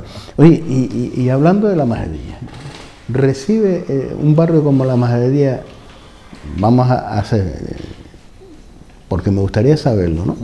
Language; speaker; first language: Spanish; native; Spanish